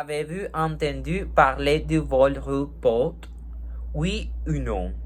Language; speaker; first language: French; non-native, learner; Spanish